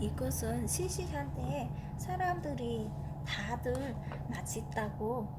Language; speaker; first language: Korean; non-native, fluent; Vietnamese